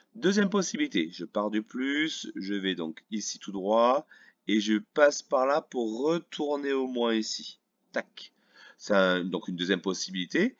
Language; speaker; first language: French; native; French